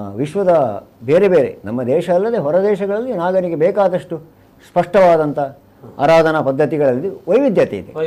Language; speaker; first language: Kannada; non-native, local second language; Tulu